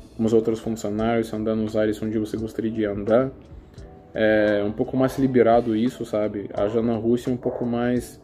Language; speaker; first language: Portuguese; non-native, learner; Russian